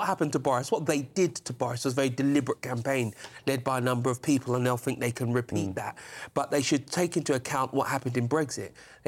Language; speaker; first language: English; native; English